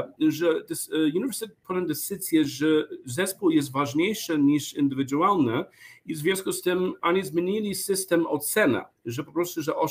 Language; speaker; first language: Polish; non-native, learner; English